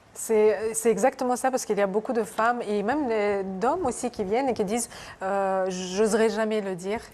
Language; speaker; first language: French; non-native, fluent; Russian